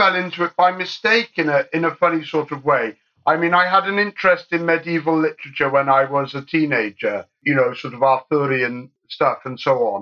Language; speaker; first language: English; native; English